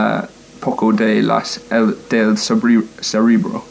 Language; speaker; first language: Spanish; non-native, learner; English